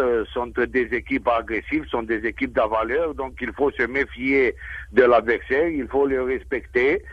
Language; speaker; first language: French; non-native, fluent; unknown